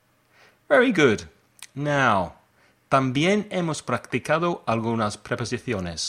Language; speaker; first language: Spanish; non-native, fluent; English